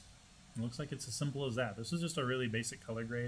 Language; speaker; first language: English; native; English